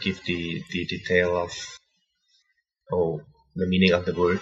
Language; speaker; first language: English; non-native, learner; Indonesian